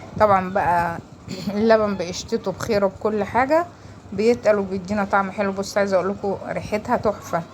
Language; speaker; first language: Arabic; native; Arabic